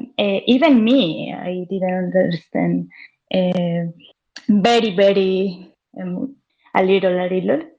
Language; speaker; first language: English; non-native, learner; Spanish